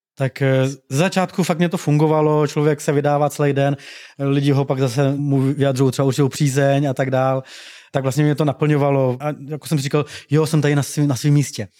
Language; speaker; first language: Czech; native; Czech